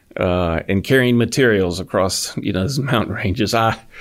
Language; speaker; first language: English; native; English